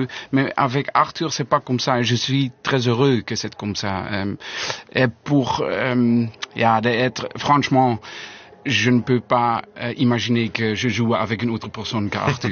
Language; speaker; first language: French; non-native, learner; Dutch